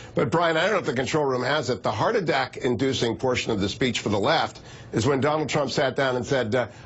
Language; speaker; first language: English; native; English